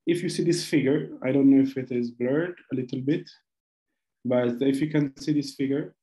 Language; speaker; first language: English; non-native, local second language; Amharic